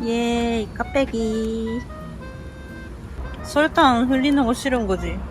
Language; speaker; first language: Korean; non-native, fluent; Japanese